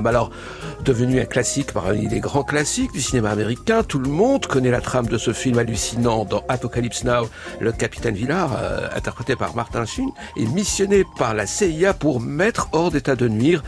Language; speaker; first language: French; native; French